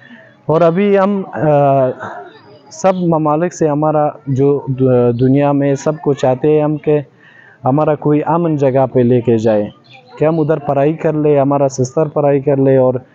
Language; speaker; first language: Hindi; non-native, learner; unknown